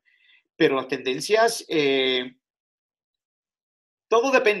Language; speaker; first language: Spanish; early bilingual, other home language; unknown